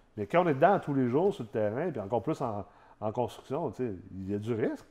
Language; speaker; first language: French; early bilingual, other home language; English